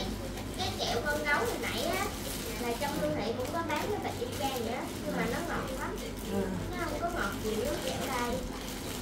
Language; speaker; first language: Vietnamese; native; Vietnamese